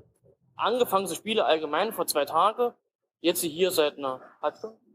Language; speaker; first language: German; native; German